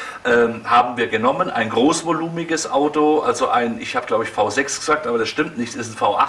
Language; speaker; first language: German; native; German